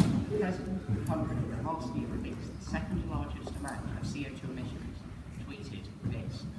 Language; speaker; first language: English; native; English